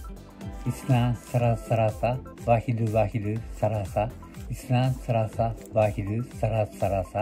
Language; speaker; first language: Arabic; non-native, learner; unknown